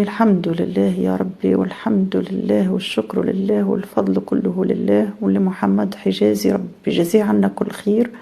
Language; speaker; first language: Arabic; native; Arabic